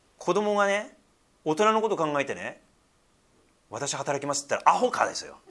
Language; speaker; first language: Japanese; native; Japanese